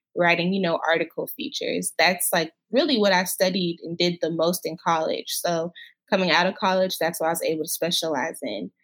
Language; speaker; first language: English; native; English